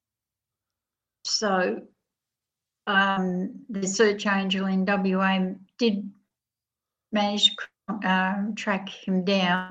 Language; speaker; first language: English; native; English